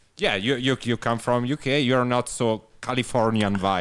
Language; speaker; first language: English; non-native, learner; Italian